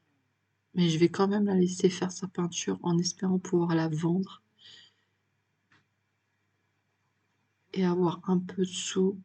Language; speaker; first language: French; native; French